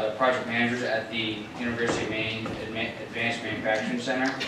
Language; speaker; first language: English; native; English